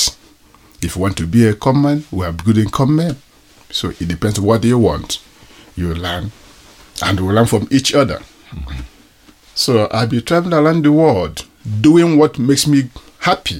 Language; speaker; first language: English; non-native, local second language; Igbo